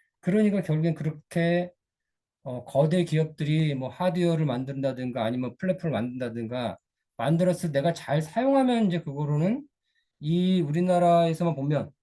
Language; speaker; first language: Korean; native; Korean